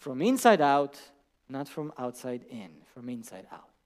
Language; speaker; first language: English; non-native, fluent; Romanian